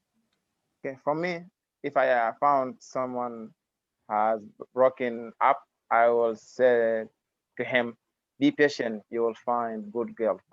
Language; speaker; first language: English; non-native, learner; Arabic